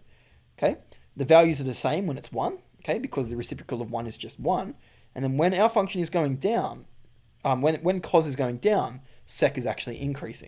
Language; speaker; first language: English; native; English